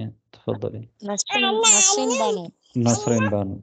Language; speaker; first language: Arabic; non-native, fluent; Tamil